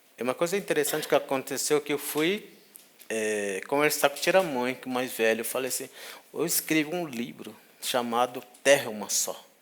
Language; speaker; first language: Portuguese; non-native, local second language; Guarani